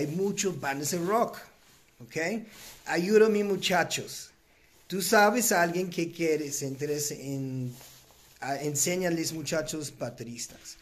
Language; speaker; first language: Spanish; non-native, learner; English